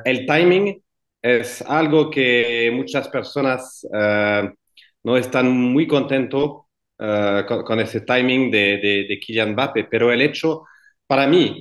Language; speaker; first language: Spanish; non-native, fluent; French